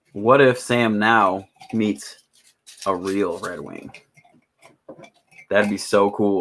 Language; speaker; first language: English; native; English